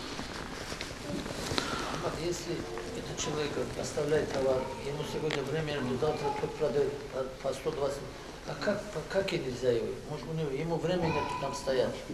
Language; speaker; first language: Russian; non-native, local second language; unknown